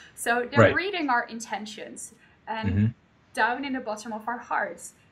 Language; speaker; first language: English; non-native, fluent; Dutch